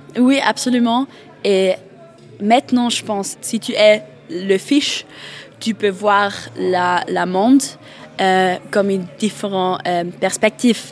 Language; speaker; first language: French; non-native, learner; German